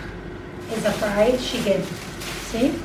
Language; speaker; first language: English; non-native, fluent; Thai